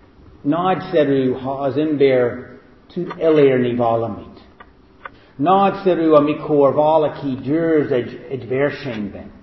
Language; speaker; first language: Hungarian; non-native, fluent; English